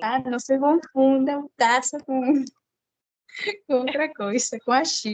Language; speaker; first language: Portuguese; non-native, fluent; Spanish